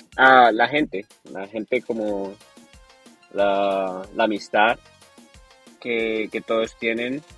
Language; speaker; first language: Spanish; native; Spanish